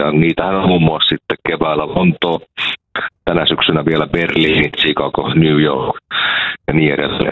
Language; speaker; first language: Finnish; native; Finnish